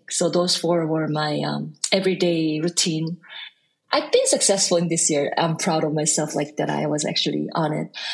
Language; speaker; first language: English; non-native, fluent; Korean